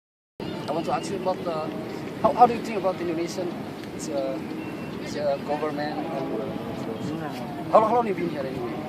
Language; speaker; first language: English; non-native, learner; Indonesian